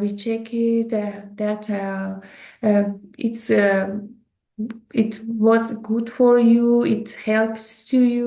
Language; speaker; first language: English; non-native, learner; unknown